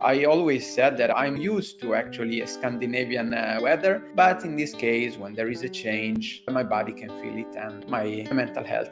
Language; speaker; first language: English; non-native, fluent; Italian